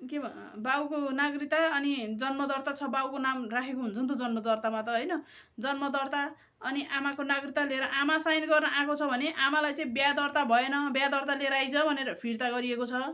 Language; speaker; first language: Nepali; native; Nepali